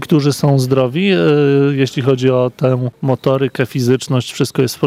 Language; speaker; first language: Polish; native; Polish